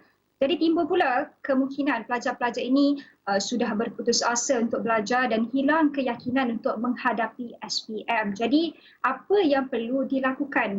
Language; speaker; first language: Malay; native; Malay